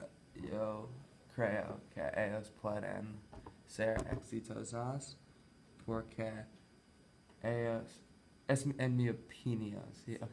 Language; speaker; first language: Spanish; non-native, learner; English